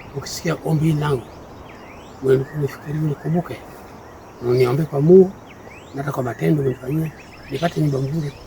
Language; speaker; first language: Swahili; non-native, local second language; Luo (Kenya and Tanzania)